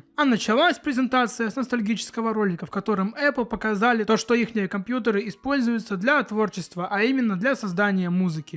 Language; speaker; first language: Russian; native; Russian